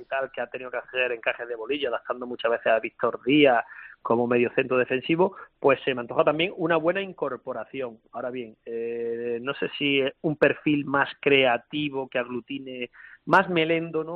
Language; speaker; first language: Spanish; native; Spanish